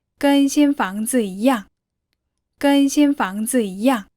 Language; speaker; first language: Chinese; non-native, fluent; Korean